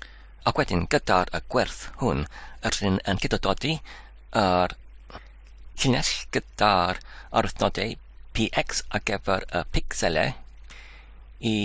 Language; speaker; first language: Welsh; non-native, learner; English